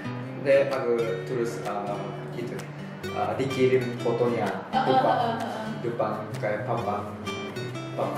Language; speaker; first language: Indonesian; non-native, learner; Japanese